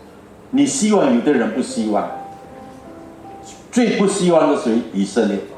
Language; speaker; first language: Chinese; early bilingual, heritage; Chinese